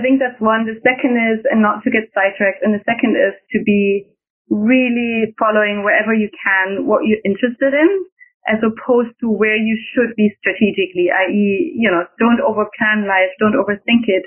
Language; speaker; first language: English; non-native, fluent; German